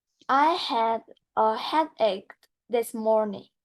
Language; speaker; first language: English; non-native, learner; Chinese